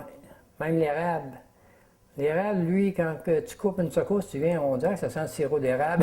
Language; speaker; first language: French; native; French